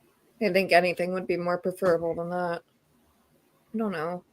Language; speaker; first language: English; native; English